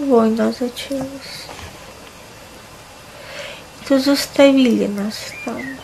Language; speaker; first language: Polish; non-native, fluent; Russian